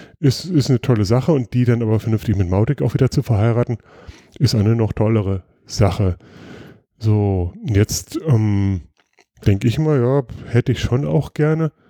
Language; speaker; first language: German; native; German